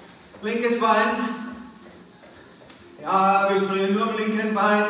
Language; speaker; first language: German; native; German